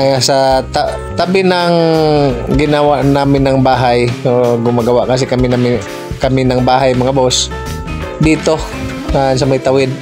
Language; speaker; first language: Filipino; non-native, local second language; Cebuano